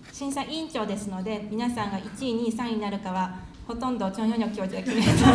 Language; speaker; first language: Japanese; native; Japanese